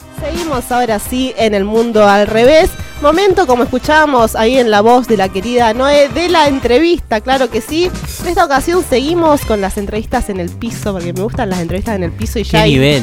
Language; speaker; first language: Spanish; native; Spanish